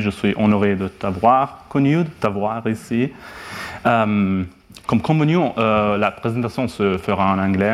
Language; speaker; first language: French; non-native, fluent; Italian